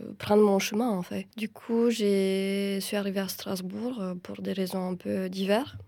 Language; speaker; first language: French; non-native, fluent; Romanian